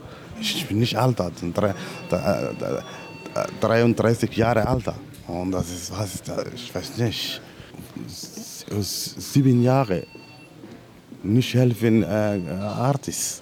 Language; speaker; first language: German; non-native, learner; Somali